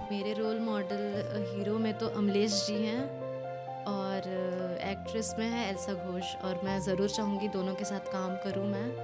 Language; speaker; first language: Hindi; non-native, local second language; Bangla